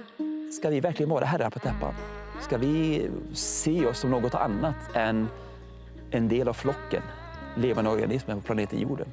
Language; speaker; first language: Swedish; native; Swedish